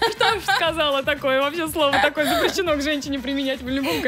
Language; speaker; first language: Russian; native; Russian